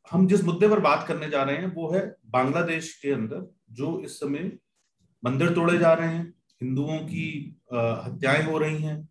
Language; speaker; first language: Hindi; native; Hindi